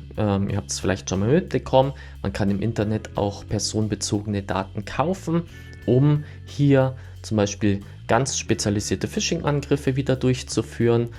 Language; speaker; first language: German; native; German